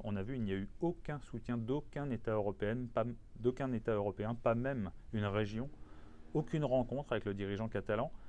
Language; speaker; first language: French; native; French